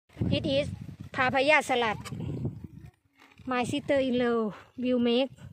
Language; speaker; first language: English; non-native, learner; Thai